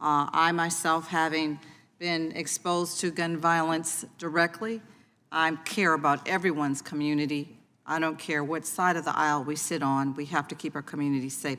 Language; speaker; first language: English; native; English